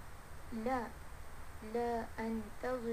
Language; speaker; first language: Arabic; non-native, learner; Malay